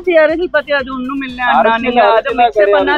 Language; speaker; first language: Tamil; non-native, fluent; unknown